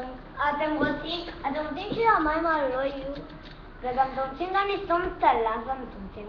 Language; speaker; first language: Hebrew; early bilingual, other home language; Russian